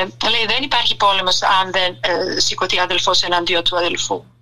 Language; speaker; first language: Greek; non-native, fluent; Serbian